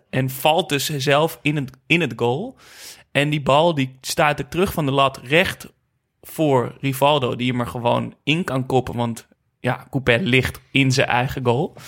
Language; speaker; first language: Dutch; native; Dutch